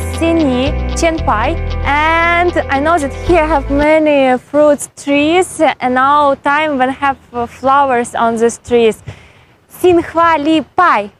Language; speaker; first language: English; non-native, learner; Ukrainian